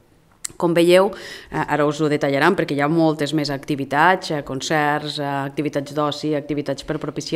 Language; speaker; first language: Catalan; native; Catalan